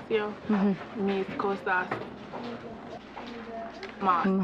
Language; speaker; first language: Spanish; non-native, learner; English